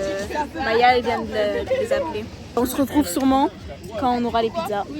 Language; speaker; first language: French; native; French